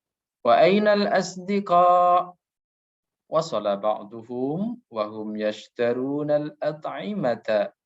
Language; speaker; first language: Arabic; non-native, fluent; Indonesian